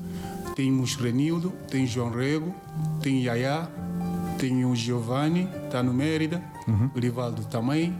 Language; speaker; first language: Portuguese; non-native, learner; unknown